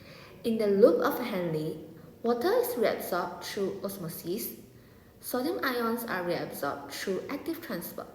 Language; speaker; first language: English; non-native, local second language; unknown